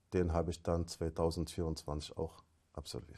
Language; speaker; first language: German; non-native, fluent; Arabic